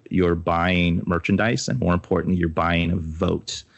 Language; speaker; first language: English; native; English